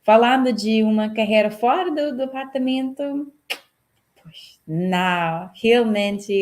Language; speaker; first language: Portuguese; non-native, fluent; English